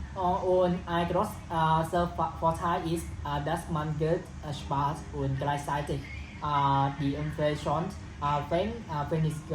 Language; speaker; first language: German; non-native, learner; Vietnamese